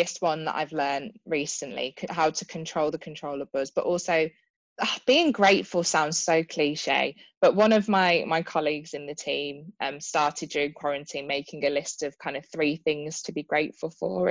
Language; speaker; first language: English; native; English